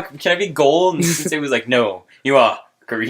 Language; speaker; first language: English; native; English